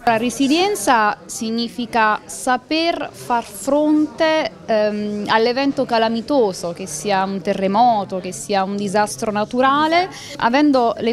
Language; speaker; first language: Italian; native; Italian